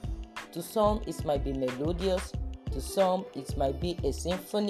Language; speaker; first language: English; non-native, local second language; Yoruba